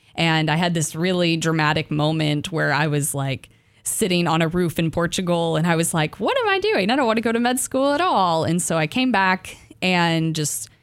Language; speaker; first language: English; native; English